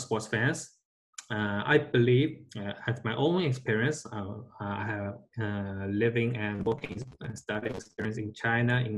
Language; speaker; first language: English; non-native, learner; Chinese